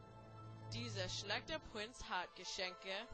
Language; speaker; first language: German; non-native, learner; English